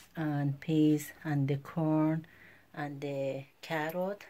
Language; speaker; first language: English; non-native, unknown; Persian